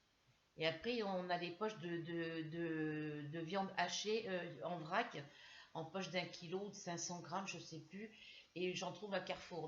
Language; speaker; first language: French; native; French